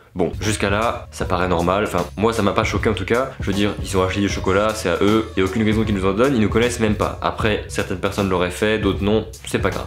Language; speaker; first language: French; native; French